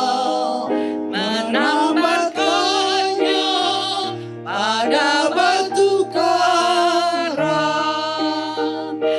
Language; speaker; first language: Indonesian; native; Indonesian